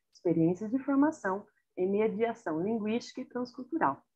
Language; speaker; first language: Portuguese; native; Portuguese